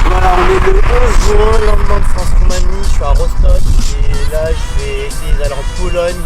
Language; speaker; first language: French; native; French